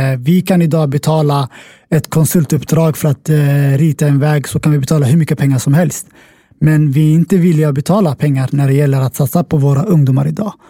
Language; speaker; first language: Swedish; early bilingual, other home language; Somali